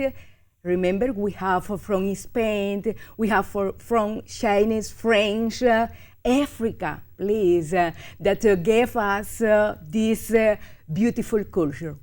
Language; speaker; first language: English; non-native, learner; Spanish